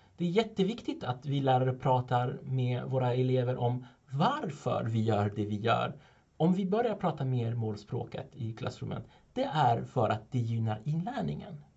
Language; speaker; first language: Swedish; non-native, fluent; French